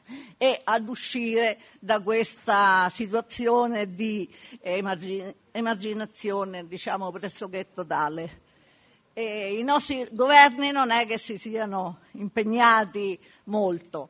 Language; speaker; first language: Italian; native; Italian